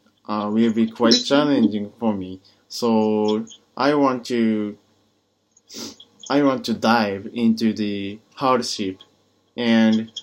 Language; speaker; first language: English; non-native, learner; Japanese